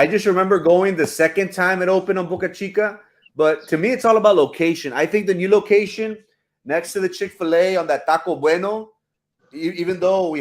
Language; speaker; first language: English; early bilingual, other home language; Spanish